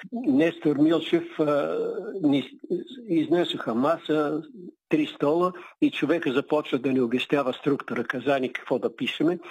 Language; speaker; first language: Bulgarian; native; Bulgarian